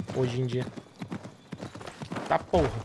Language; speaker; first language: Portuguese; native; Portuguese